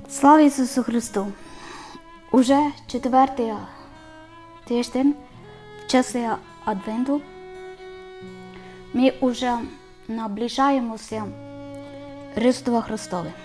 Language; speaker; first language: Ukrainian; non-native, learner; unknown